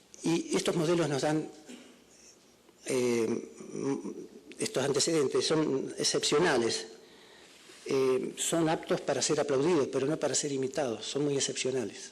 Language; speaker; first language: Spanish; native; Spanish